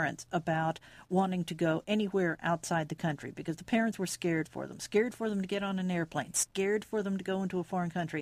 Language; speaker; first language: English; native; English